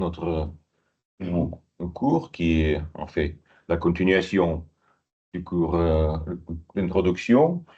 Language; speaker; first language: French; non-native, fluent; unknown